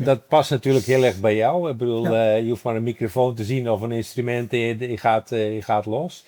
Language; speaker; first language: Dutch; native; Dutch